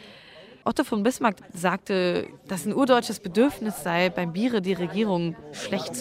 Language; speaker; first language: German; native; German